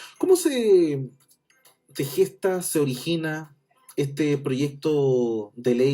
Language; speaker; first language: Spanish; native; Spanish